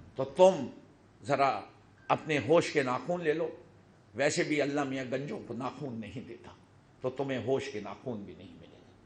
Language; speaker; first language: Urdu; native; Urdu